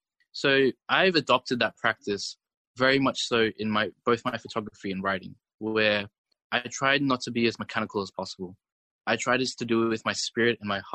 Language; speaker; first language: English; native; English